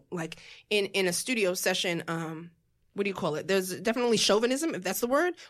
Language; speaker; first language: English; native; English